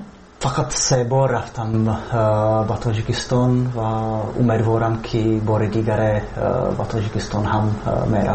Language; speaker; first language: Persian; non-native, learner; Czech